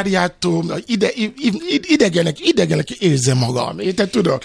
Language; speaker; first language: Hungarian; non-native, learner; Yoruba